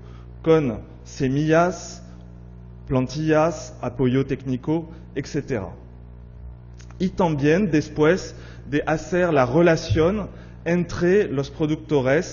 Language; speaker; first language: Spanish; non-native, fluent; French